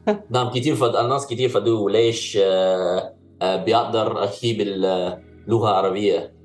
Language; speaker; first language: Arabic; non-native, learner; Cantonese